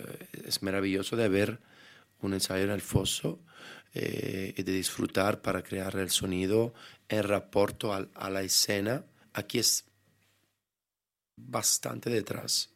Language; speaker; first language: Spanish; non-native, fluent; Italian